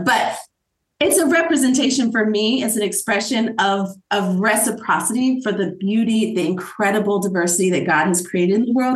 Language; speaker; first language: English; native; English